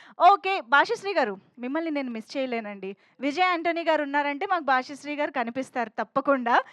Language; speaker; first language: Telugu; native; Telugu